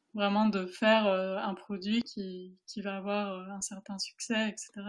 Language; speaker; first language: French; early bilingual, other home language; Spanish